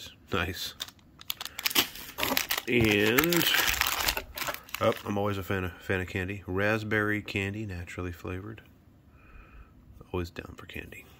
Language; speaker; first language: English; native; English